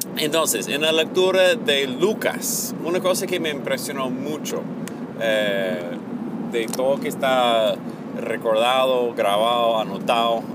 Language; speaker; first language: Spanish; non-native, fluent; English